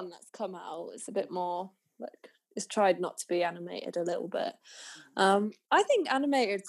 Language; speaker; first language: English; native; English